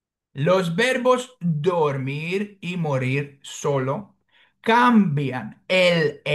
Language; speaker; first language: Spanish; non-native, fluent; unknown